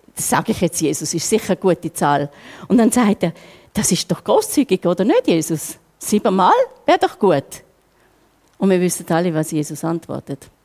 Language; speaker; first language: German; native; German